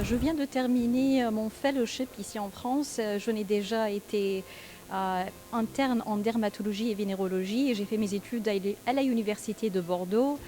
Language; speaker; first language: French; non-native, fluent; Arabic